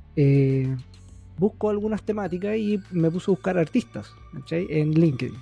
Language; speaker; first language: Spanish; native; Spanish